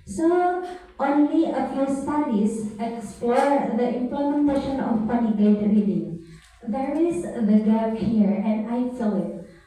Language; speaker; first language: English; non-native, learner; Indonesian